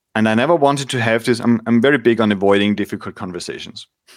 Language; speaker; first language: English; non-native, fluent; German